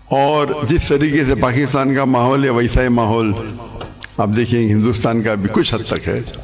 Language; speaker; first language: Urdu; non-native, local second language; English